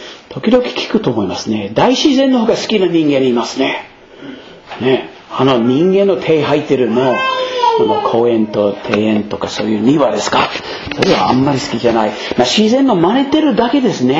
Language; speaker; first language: Japanese; non-native, fluent; English